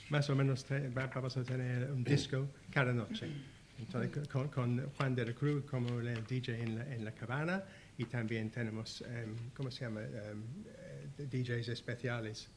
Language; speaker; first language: Spanish; non-native, learner; English